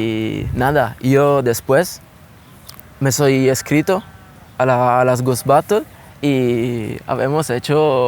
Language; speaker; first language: Spanish; non-native, learner; Italian